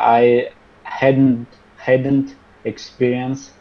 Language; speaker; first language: English; non-native, learner; Russian